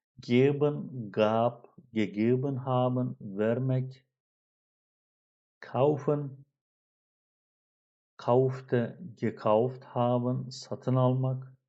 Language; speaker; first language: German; non-native, fluent; Turkish